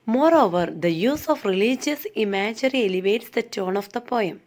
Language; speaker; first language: English; non-native, local second language; Malayalam